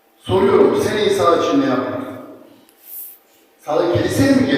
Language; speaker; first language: Turkish; non-native, fluent; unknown